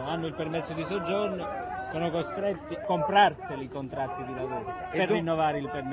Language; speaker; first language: Italian; native; Italian